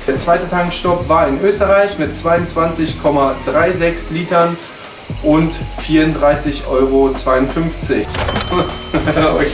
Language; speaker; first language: German; native; German